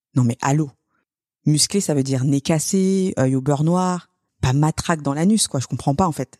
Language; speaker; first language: French; native; French